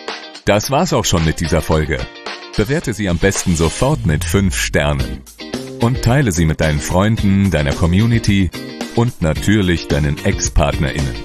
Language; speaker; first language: German; native; German